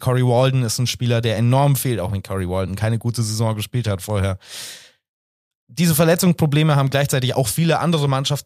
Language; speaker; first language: German; native; German